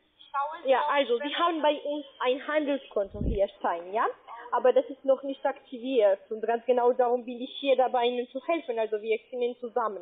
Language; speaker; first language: German; non-native, learner; Spanish